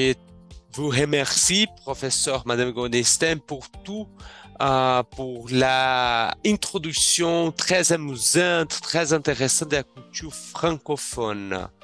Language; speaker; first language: French; non-native, learner; Portuguese